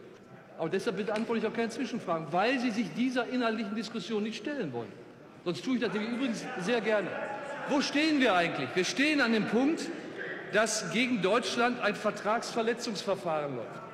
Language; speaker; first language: German; native; German